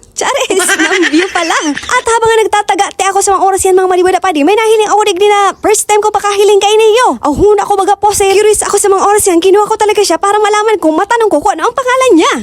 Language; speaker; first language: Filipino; non-native, local second language; Bikol